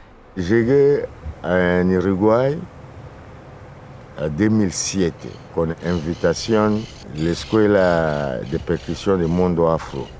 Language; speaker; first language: Spanish; non-native, fluent; Lingala